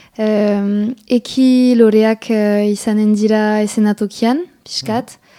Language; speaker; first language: Basque; non-native, local second language; French